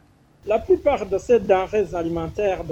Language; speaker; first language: French; non-native, local second language; Rundi